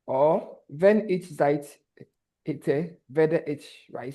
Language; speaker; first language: German; non-native, fluent; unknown